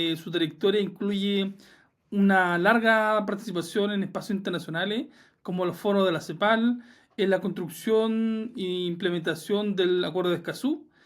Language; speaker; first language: Spanish; native; Spanish